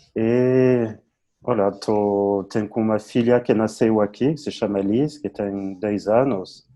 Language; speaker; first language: Portuguese; non-native, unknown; French